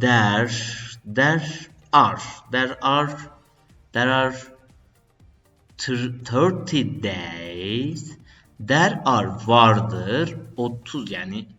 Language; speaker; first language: English; non-native, learner; Turkish